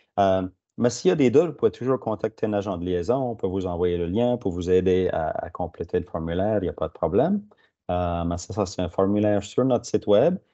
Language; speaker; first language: French; native; French